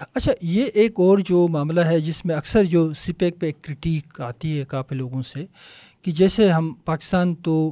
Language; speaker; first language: Urdu; non-native, local second language; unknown